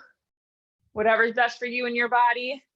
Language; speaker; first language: English; native; English